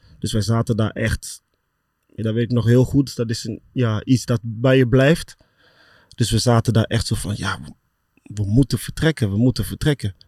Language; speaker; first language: Dutch; early bilingual, other home language; Lingala